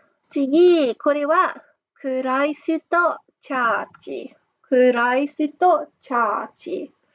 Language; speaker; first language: Japanese; non-native, fluent; English